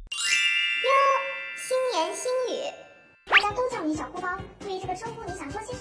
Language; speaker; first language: Chinese; native; Chinese